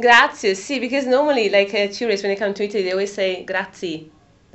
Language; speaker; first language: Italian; native; Italian